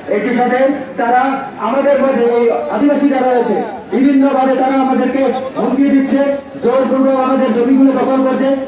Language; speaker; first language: Bangla; non-native, local second language; Santali